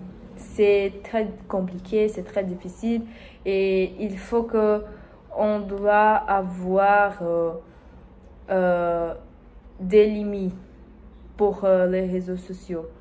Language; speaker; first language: French; non-native, learner; Spanish